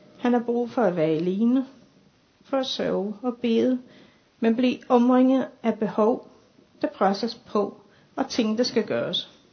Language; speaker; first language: Danish; non-native, fluent; English